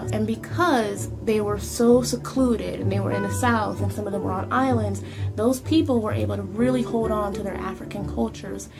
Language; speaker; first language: English; native; English